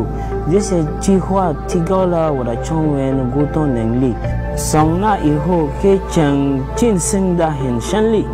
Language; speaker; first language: Chinese; non-native, fluent; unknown